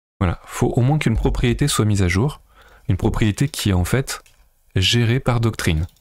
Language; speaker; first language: French; native; French